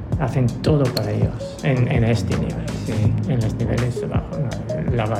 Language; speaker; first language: Spanish; non-native, learner; English